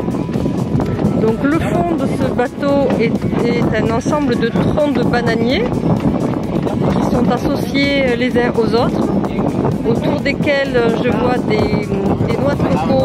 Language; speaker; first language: French; native; French